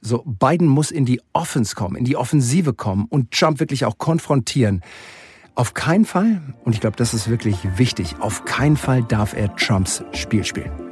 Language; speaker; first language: German; native; German